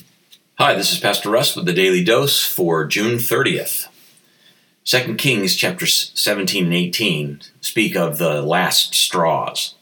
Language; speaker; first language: English; native; English